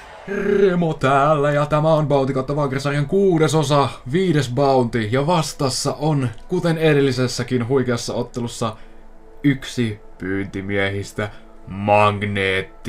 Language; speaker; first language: Finnish; native; Finnish